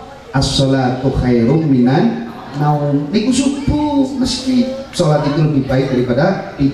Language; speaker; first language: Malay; non-native, local second language; Javanese